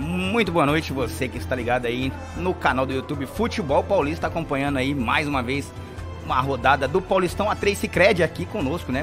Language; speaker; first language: Portuguese; native; Portuguese